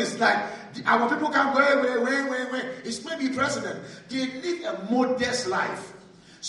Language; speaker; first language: English; non-native, local second language; Akan